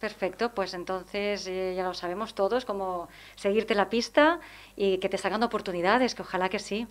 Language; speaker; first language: Spanish; native; Spanish